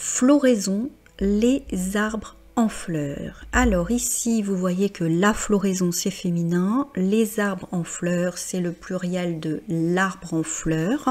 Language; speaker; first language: French; native; French